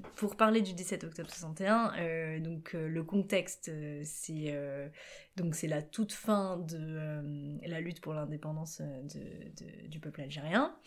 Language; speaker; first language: French; native; French